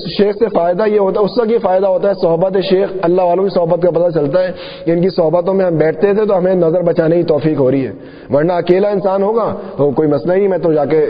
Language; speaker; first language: Urdu; non-native, local second language; Sindhi